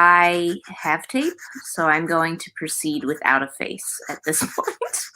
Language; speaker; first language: English; native; English